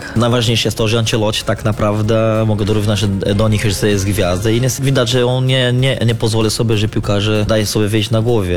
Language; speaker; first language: Polish; non-native, learner; Portuguese